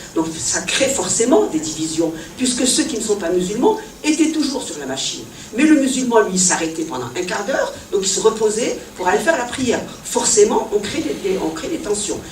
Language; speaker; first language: French; non-native, local second language; Arabic